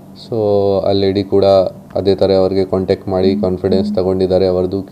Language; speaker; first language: Kannada; non-native, local second language; Hindi